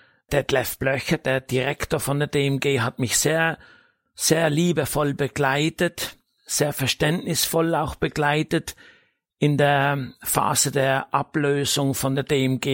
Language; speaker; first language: German; native; German